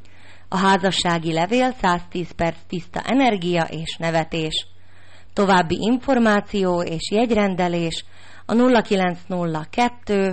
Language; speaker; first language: Hungarian; native; Hungarian